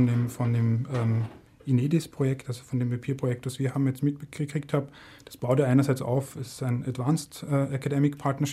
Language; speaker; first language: German; native; German